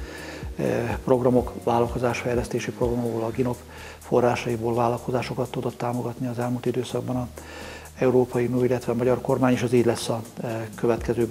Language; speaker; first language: Hungarian; native; Hungarian